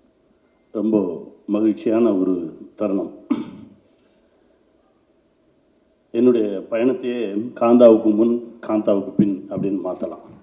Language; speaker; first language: Tamil; native; Tamil